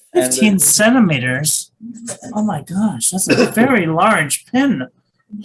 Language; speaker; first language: English; native; English